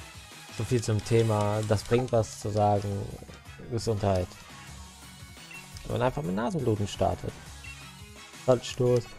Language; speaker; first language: German; native; German